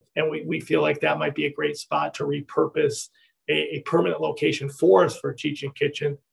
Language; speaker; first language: English; native; English